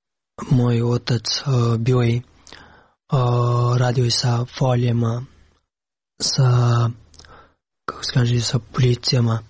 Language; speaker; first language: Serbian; non-native, learner; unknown